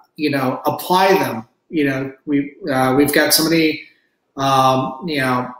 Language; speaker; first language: English; native; English